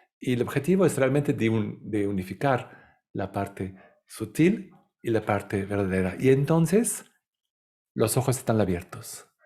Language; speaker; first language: Spanish; non-native, fluent; Italian